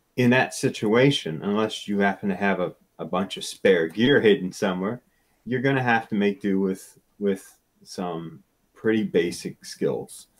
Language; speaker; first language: English; native; English